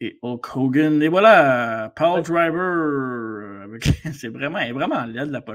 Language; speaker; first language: French; native; French